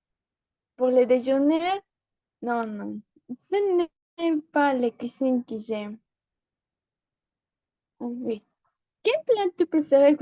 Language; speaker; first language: French; non-native, learner; Spanish